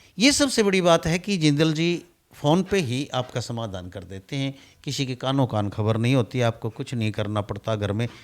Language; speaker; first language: Hindi; native; Hindi